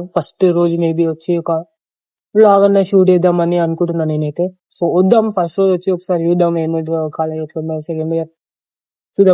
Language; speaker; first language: Telugu; native; Telugu